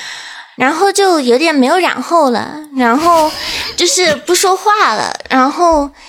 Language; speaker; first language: Chinese; non-native, fluent; English